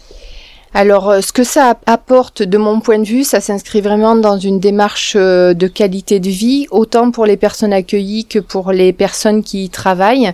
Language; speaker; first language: French; native; French